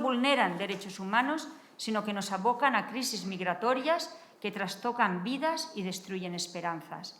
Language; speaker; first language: Spanish; native; Spanish